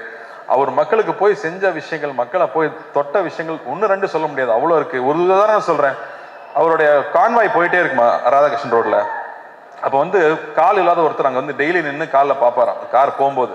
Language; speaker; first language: Tamil; native; Tamil